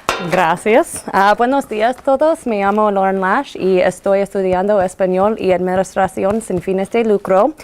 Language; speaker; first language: Spanish; non-native, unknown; English